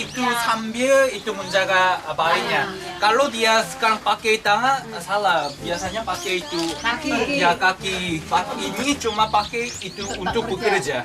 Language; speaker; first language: Indonesian; non-native, learner; Korean